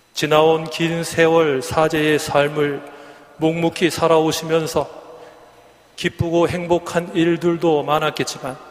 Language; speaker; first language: Korean; native; Korean